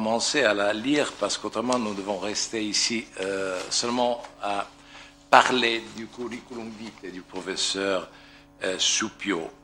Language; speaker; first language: French; non-native, fluent; Italian